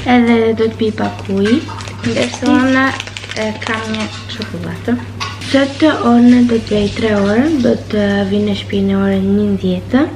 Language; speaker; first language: Albanian; early bilingual, heritage; Albanian